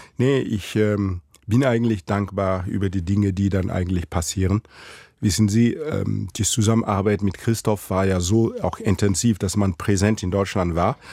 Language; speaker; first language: German; non-native, fluent; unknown